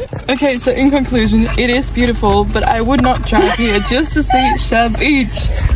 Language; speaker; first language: English; non-native, fluent; German